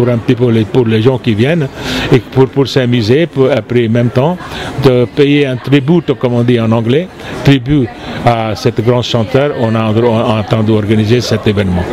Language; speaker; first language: French; non-native, fluent; Punjabi